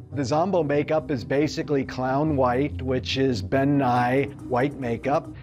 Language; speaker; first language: English; native; English